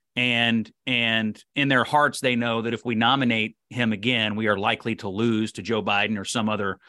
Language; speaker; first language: English; native; English